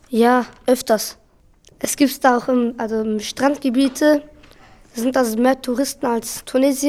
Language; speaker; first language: German; early bilingual, other home language; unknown